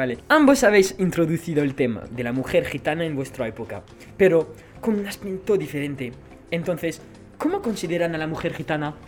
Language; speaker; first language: Spanish; non-native, learner; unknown